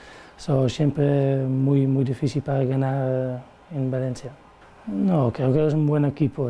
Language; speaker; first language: Spanish; non-native, learner; Dutch